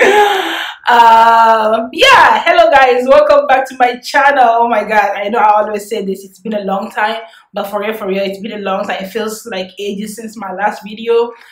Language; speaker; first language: English; non-native, fluent; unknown